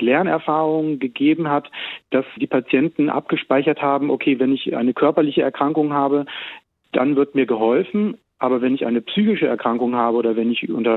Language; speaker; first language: German; native; German